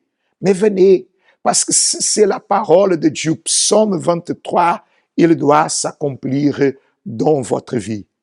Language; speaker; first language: French; non-native, fluent; Portuguese